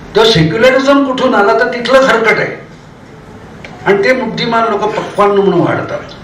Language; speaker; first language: Marathi; native; Marathi